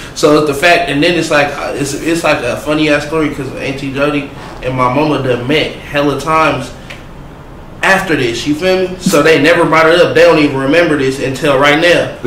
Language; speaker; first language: English; native; English